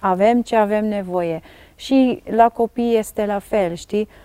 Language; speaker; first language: Romanian; non-native, learner; Dutch